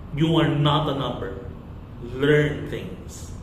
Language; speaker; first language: English; non-native, local second language; Filipino